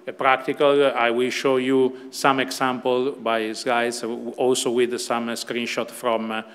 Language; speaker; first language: English; non-native, fluent; Italian